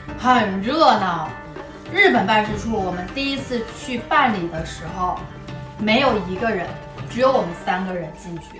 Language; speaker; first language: Chinese; native; Chinese